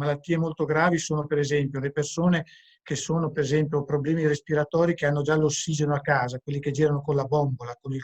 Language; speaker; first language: Italian; native; Italian